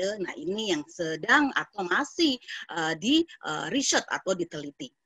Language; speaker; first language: Indonesian; native; Indonesian